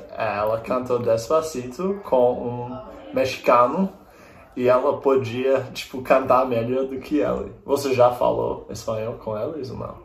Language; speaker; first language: Portuguese; non-native, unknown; English